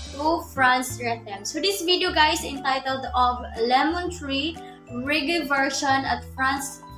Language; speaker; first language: English; non-native, local second language; Filipino